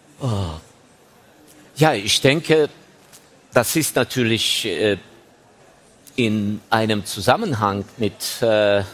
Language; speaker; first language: German; non-native, fluent; Ukrainian